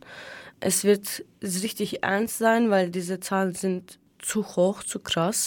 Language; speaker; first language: German; non-native, fluent; Turkish